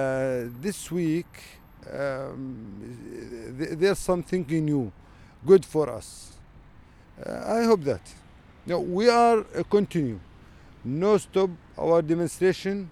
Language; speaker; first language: English; non-native, learner; Arabic